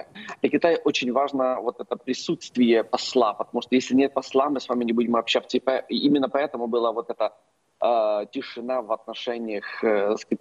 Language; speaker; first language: Russian; non-native, local second language; Ukrainian